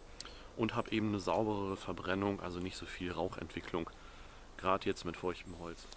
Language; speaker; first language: German; native; German